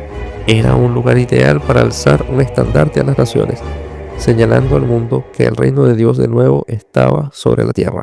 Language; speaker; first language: Spanish; native; Spanish